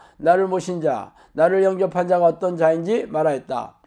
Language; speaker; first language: Korean; native; Korean